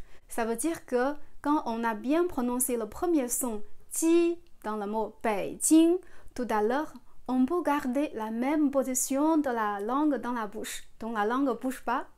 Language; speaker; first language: French; non-native, fluent; Chinese